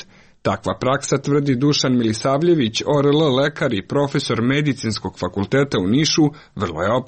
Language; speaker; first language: Serbian; native; Serbian